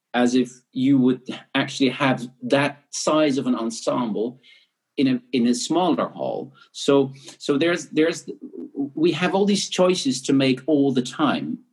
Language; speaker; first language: English; non-native, fluent; Dutch